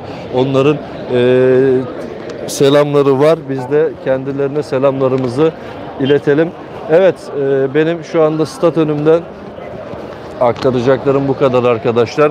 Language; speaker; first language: Turkish; native; Turkish